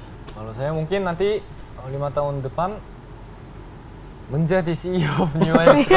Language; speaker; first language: Indonesian; early bilingual, heritage; Indonesian